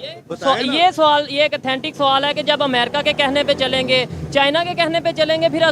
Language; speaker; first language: Urdu; native; Urdu